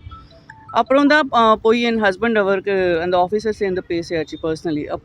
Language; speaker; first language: Tamil; non-native, local second language; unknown